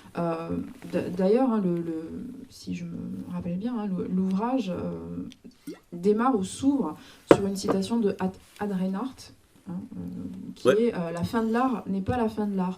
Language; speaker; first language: French; native; French